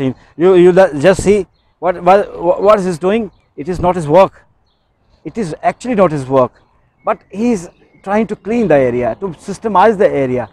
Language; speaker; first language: English; non-native, local second language; Urdu